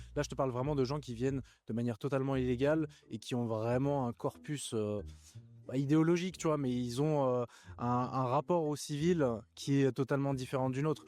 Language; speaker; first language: French; native; French